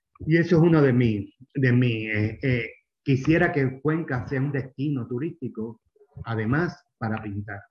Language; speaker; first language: Spanish; native; Spanish